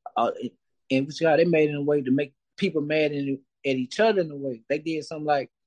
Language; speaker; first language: English; native; English